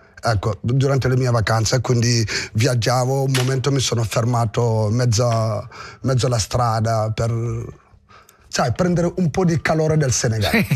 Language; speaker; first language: Italian; non-native, fluent; Wolof